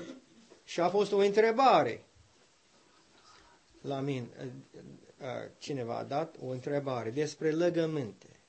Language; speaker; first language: Romanian; non-native, learner; English